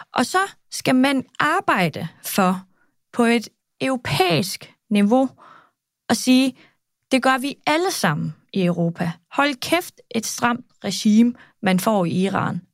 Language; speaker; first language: Danish; early bilingual, other home language; Kurdish